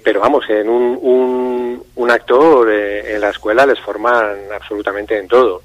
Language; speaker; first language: Spanish; native; Spanish